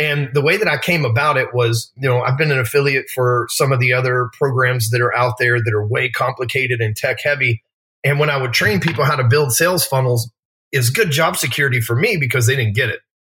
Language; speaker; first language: English; native; English